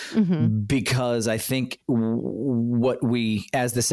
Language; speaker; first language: English; native; English